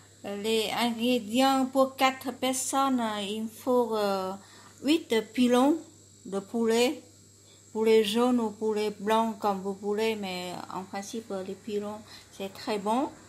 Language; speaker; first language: French; non-native, learner; Vietnamese